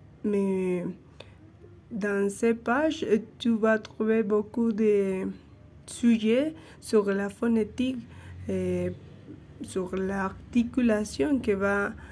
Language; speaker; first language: French; non-native, learner; Spanish